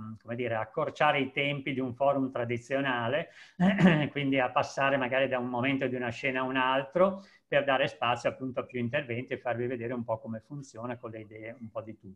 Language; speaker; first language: Italian; native; Italian